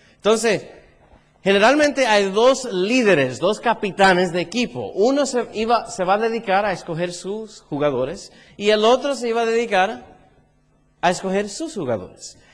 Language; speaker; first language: Spanish; early bilingual, heritage; Spanish